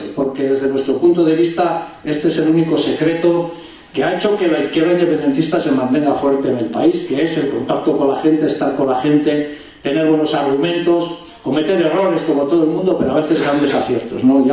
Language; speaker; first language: Spanish; non-native, local second language; Basque